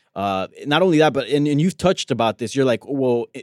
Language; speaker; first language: English; early bilingual, other home language; Spanish